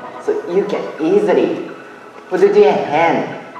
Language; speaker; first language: English; non-native, learner; Japanese